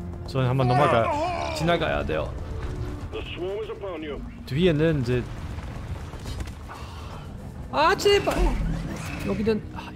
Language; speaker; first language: Korean; non-native, learner; German